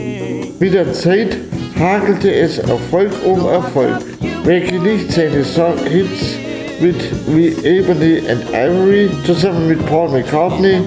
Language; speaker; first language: German; native; German